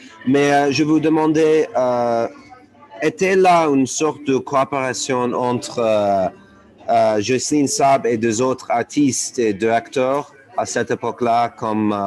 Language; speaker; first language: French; non-native, learner; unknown